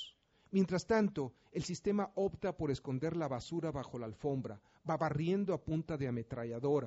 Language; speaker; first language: Spanish; native; Spanish